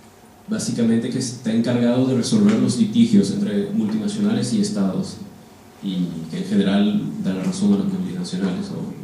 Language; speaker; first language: Spanish; non-native, fluent; French